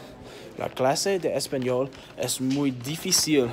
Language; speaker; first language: Spanish; non-native, learner; English